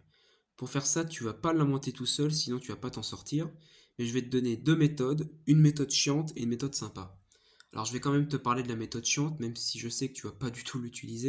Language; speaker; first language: French; native; French